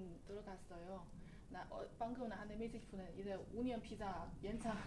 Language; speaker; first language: Korean; non-native, learner; Chinese